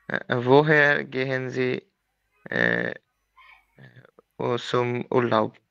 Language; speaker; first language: German; non-native, learner; Bangla